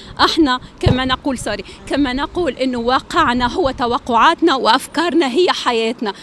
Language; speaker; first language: Arabic; native; Arabic